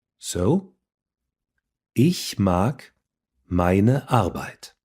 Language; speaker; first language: German; non-native, fluent; English